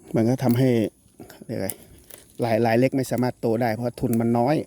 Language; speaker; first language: Thai; non-native, local second language; Northeastern Thai